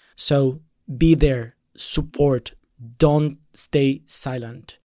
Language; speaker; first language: English; non-native, fluent; Spanish